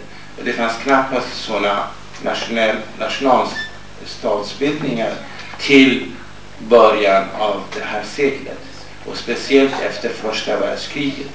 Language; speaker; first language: Swedish; non-native, fluent; Kurdish